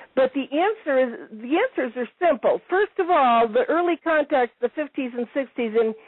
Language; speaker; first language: English; non-native, fluent; Italian